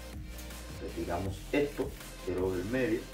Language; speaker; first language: Spanish; native; Spanish